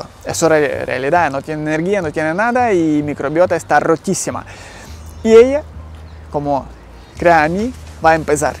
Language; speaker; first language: Spanish; non-native, learner; Ukrainian